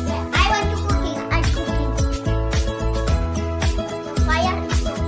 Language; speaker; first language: English; non-native, learner; Indonesian